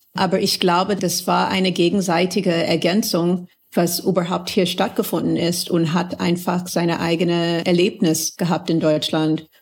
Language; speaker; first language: German; non-native, fluent; English